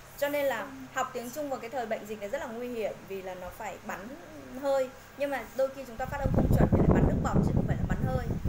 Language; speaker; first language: Vietnamese; native; Vietnamese